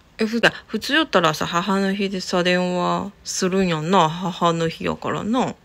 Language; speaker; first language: Japanese; non-native, fluent; Chinese